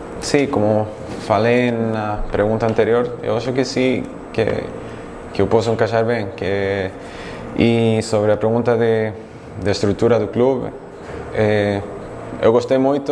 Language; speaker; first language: Portuguese; non-native, fluent; Spanish